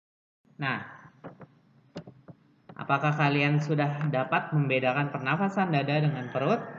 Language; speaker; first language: Indonesian; native; Indonesian